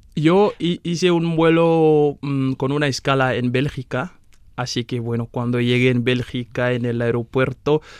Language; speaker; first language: Spanish; non-native, fluent; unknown